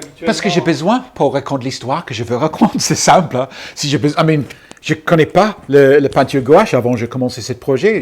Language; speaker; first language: French; non-native, fluent; English